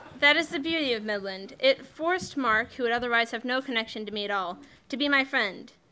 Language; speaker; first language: English; native; English